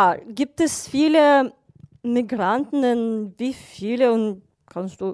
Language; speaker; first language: German; non-native, fluent; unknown